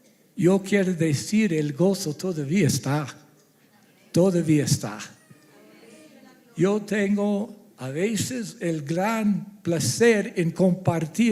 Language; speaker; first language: Spanish; non-native, fluent; English